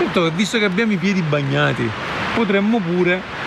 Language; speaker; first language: Italian; native; Italian